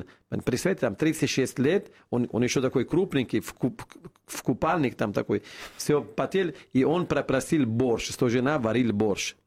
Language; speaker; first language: Russian; non-native, fluent; Italian